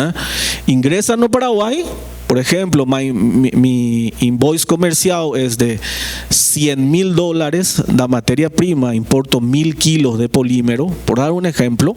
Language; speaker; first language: Spanish; non-native, fluent; Portuguese